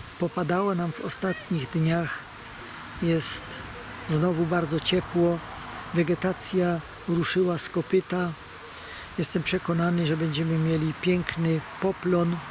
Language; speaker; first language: Polish; native; Polish